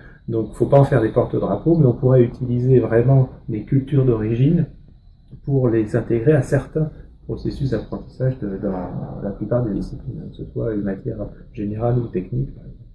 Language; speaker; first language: French; native; French